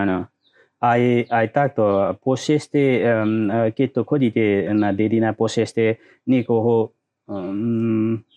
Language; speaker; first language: Slovak; non-native, learner; Nepali